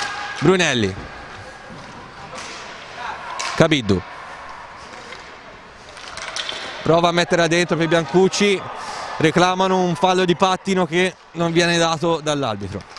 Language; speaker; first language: Italian; native; Italian